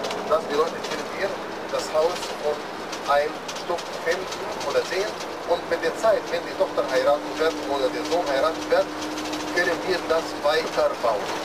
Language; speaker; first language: German; non-native, fluent; Arabic